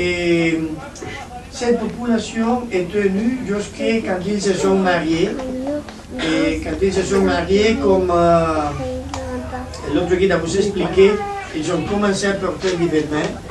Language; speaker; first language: French; non-native, learner; Spanish